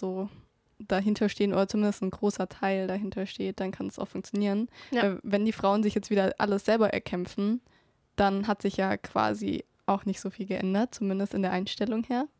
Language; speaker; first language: German; native; German